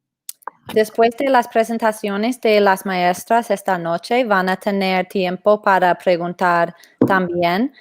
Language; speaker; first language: Spanish; non-native, fluent; English